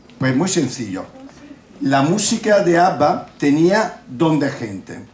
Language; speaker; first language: Spanish; non-native, fluent; Italian